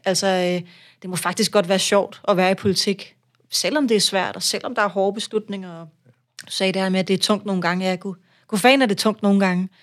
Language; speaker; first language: Danish; native; Danish